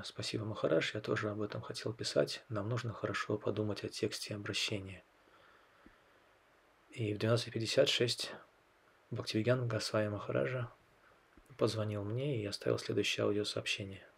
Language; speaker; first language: Russian; native; Russian